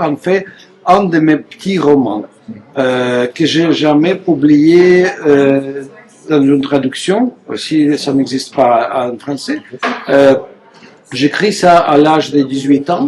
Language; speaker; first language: French; non-native, fluent; Russian